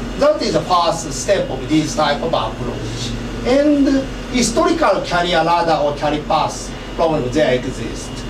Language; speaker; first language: English; non-native, fluent; Japanese